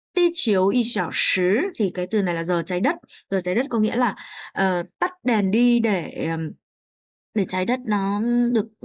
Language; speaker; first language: Vietnamese; native; Vietnamese